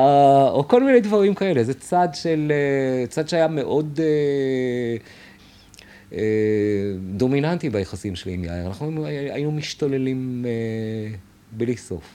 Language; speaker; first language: Hebrew; native; Hebrew